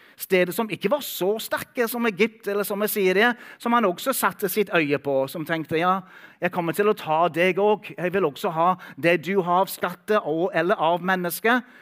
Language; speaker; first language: Norwegian; non-native, fluent; English